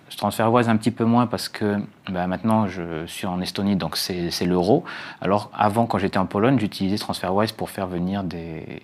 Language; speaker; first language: French; native; French